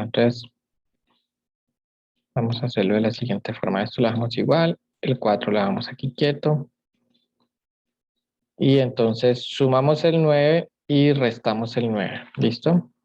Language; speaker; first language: Spanish; native; Spanish